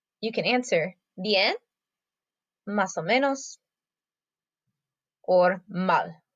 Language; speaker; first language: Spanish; non-native, fluent; English